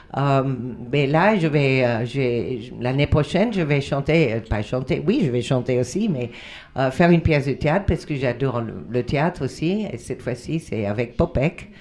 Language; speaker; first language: French; non-native, fluent; Spanish